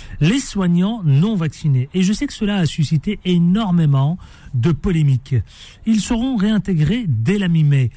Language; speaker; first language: French; native; French